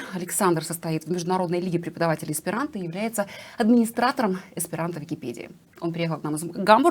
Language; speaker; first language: Russian; native; Russian